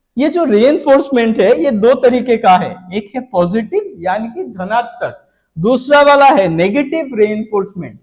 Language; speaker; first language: Hindi; non-native, local second language; Bangla